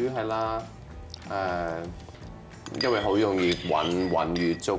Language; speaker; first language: Cantonese; non-native, local second language; French